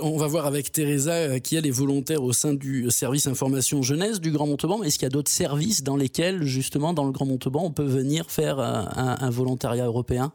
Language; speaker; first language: French; native; French